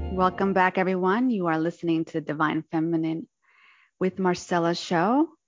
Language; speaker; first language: English; native; English